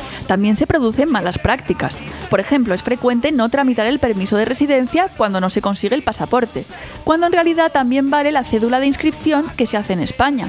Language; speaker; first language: Spanish; native; Spanish